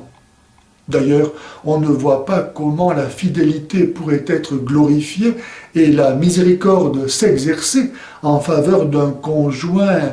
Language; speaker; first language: French; native; French